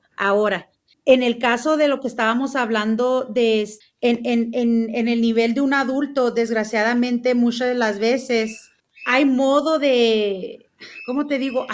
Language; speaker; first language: Spanish; early bilingual, heritage; Spanish